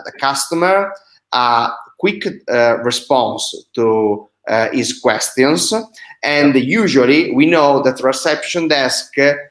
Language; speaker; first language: English; non-native, fluent; Italian